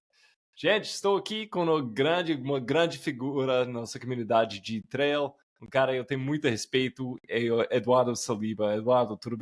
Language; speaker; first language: Portuguese; non-native, fluent; English